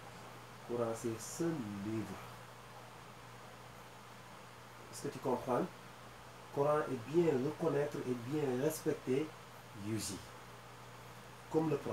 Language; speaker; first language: French; non-native, learner; Wolof